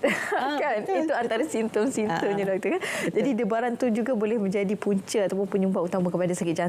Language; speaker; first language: Malay; native; Malay